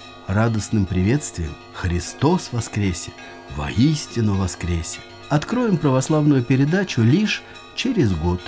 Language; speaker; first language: Russian; native; Russian